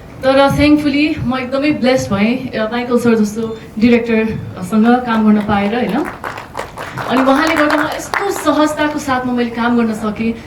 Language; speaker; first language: Nepali; early bilingual, heritage; Nepali